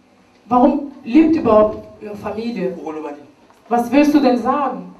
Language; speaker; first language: German; non-native, learner; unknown